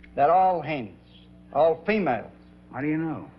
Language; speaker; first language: English; non-native, fluent; Dutch